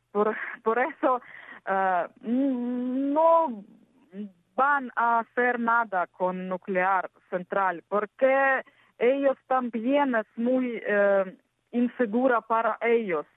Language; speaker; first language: Spanish; non-native, learner; Ukrainian